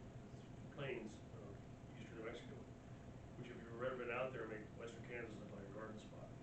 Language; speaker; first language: English; native; English